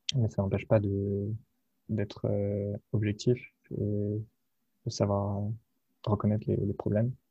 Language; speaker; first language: French; native; French